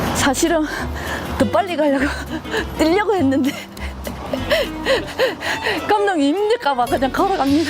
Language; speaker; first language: Korean; native; Korean